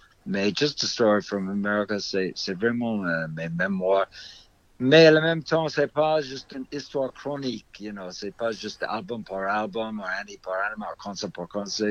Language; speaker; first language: French; non-native, fluent; English